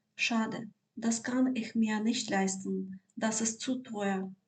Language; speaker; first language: German; non-native, fluent; Ukrainian